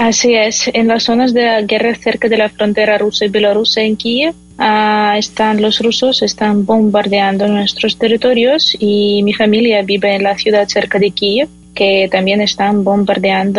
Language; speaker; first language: Spanish; non-native, fluent; Ukrainian